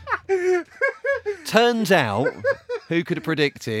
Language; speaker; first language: English; native; English